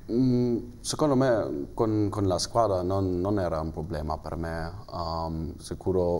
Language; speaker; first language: Italian; non-native, learner; German